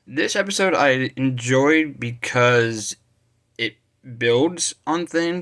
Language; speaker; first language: English; native; English